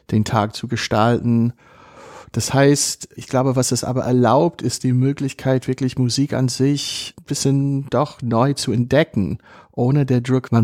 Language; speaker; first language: German; non-native, fluent; English